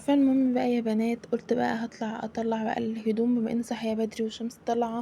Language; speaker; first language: Arabic; native; Arabic